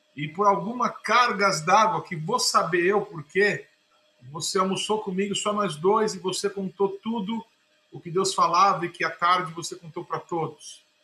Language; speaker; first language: Portuguese; native; Portuguese